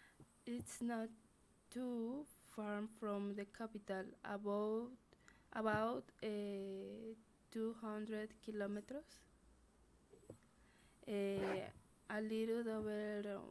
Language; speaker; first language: English; non-native, learner; Spanish